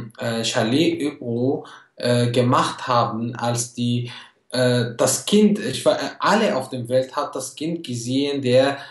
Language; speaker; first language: German; non-native, fluent; Arabic